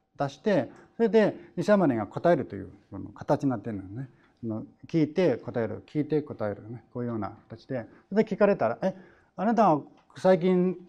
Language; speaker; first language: Japanese; non-native, fluent; Chinese